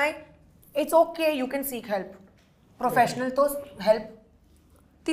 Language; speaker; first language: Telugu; non-native, learner; Hindi